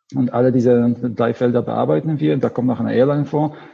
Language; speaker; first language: German; non-native, fluent; Polish